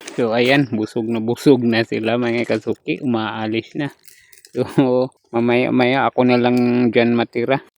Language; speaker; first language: Filipino; non-native, local second language; Cebuano